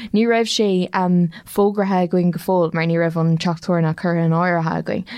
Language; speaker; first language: Irish; non-native, local second language; English